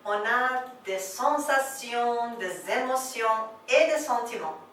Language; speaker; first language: French; non-native, fluent; Persian